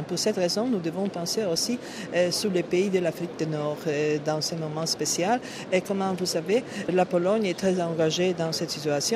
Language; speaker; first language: French; non-native, fluent; Polish